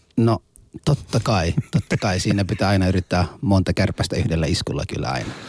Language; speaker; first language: Finnish; early bilingual, other home language; Somali